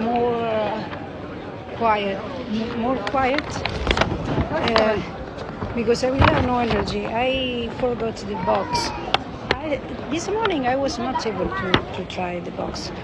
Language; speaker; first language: English; non-native, learner; Italian